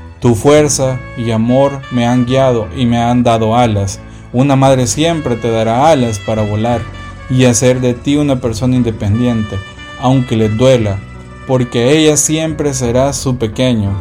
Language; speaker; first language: Spanish; native; Spanish